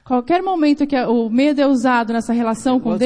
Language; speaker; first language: Portuguese; native; Portuguese